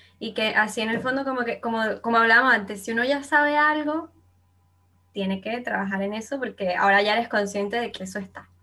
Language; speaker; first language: Spanish; native; Spanish